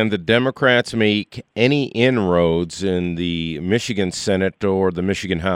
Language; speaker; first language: English; native; English